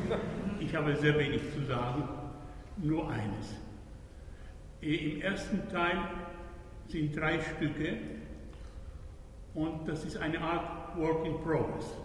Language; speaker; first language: German; non-native, fluent; Spanish